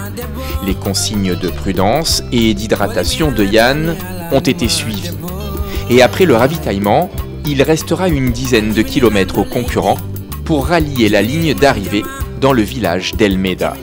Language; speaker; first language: French; native; French